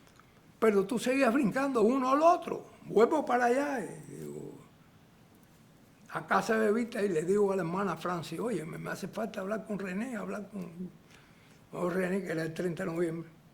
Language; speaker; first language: Spanish; native; Spanish